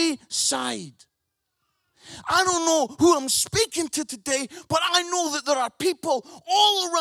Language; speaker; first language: English; native; English